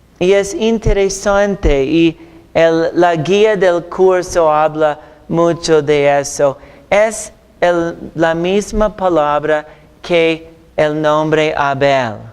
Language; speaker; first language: Spanish; non-native, fluent; English